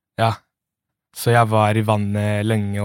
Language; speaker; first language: Norwegian; early bilingual, other home language; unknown